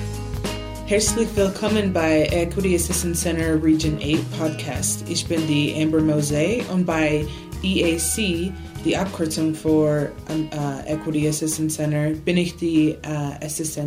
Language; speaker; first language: German; non-native, learner; English